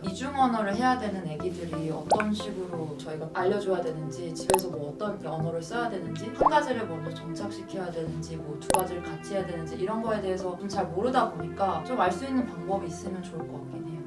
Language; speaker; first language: Korean; native; Korean